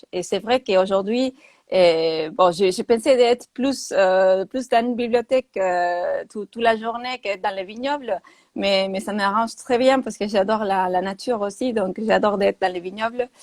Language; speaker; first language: French; non-native, fluent; Spanish